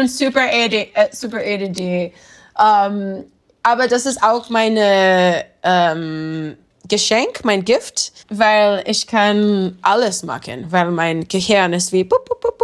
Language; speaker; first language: German; non-native, learner; English